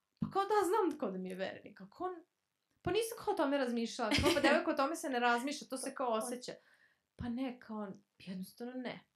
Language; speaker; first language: Croatian; early bilingual, heritage; Serbian